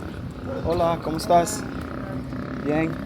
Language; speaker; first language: Spanish; non-native, learner; English